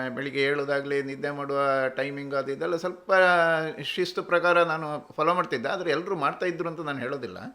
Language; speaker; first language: Kannada; native; Kannada